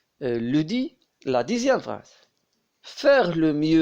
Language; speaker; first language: French; non-native, local second language; Arabic